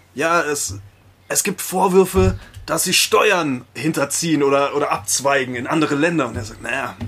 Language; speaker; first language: German; early bilingual, other home language; Spanish